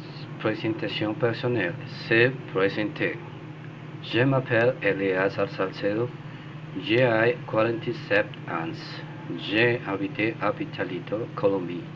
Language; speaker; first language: French; non-native, learner; Spanish